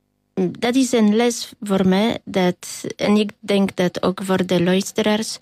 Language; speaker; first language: Dutch; non-native, learner; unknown